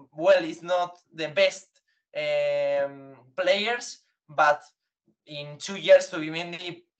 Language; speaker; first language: English; non-native, learner; Spanish